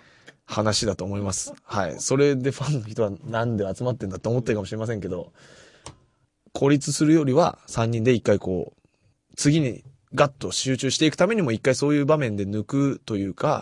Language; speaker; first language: Japanese; native; Japanese